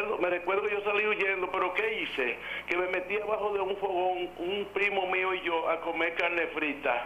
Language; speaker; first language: Spanish; native; Spanish